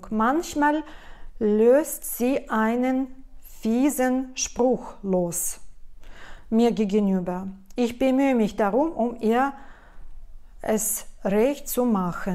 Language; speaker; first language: German; non-native, fluent; Russian